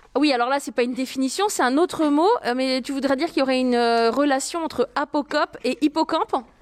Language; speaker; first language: French; native; French